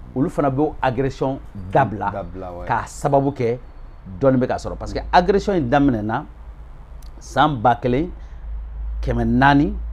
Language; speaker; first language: French; non-native, local second language; Bambara